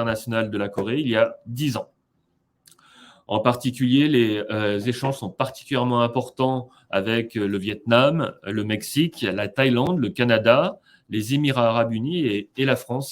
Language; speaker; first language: French; native; French